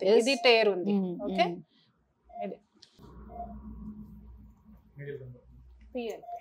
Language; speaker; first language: Telugu; non-native, fluent; Hindi